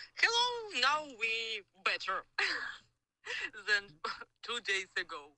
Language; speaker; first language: English; non-native, learner; Ukrainian